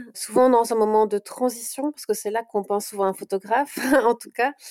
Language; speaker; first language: French; native; French